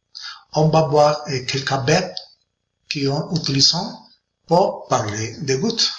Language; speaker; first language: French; non-native, fluent; Spanish